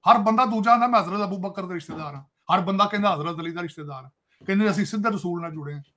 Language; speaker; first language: Urdu; non-native, local second language; Punjabi